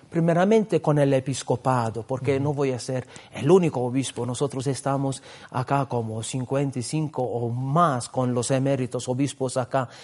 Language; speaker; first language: Spanish; non-native, fluent; Maltese